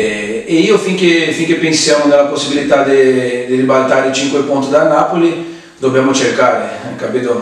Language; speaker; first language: Italian; non-native, fluent; Portuguese